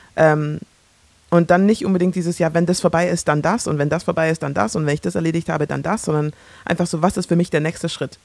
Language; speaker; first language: German; early bilingual, other home language; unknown